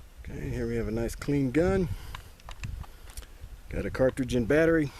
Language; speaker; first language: English; native; English